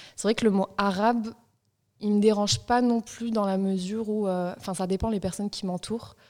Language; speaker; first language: French; native; French